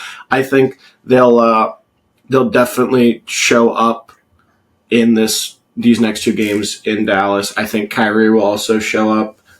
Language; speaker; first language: English; native; English